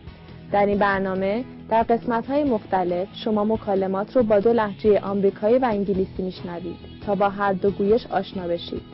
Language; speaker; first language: Persian; native; Persian